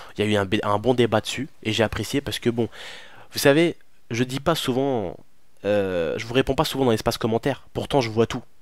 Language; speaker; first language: French; early bilingual, other home language; Arabic